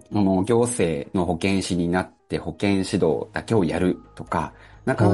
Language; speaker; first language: Japanese; native; Japanese